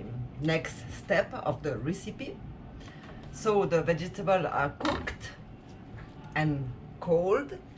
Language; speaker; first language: English; non-native, learner; French